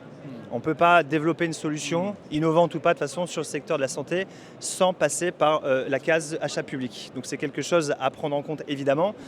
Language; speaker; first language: French; native; French